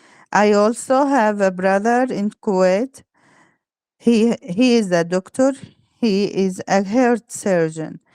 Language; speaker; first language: English; non-native, learner; Arabic